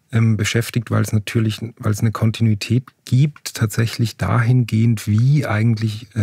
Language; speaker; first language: German; native; German